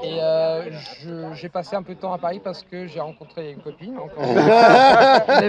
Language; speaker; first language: French; non-native, fluent; Italian